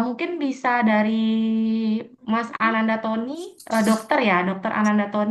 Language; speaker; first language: Indonesian; native; Indonesian